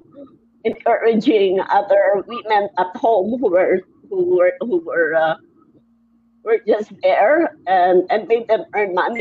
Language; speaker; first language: English; non-native, local second language; Filipino